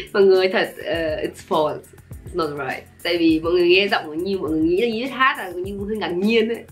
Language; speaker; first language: Vietnamese; early bilingual, other home language; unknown